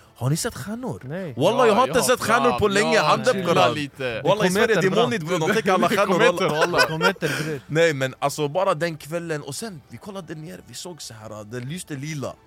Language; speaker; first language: Swedish; early bilingual, other home language; Arabic